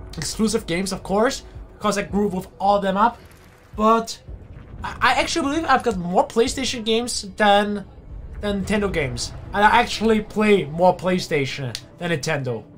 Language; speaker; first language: English; non-native, fluent; German